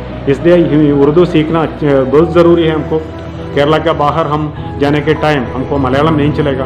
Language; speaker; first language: Hindi; non-native, local second language; Malayalam